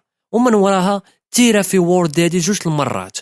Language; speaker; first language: Arabic; native; Arabic